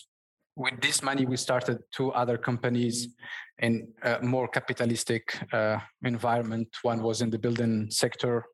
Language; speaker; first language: English; non-native, fluent; Berber languages